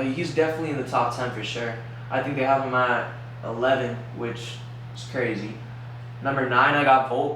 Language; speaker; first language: English; native; English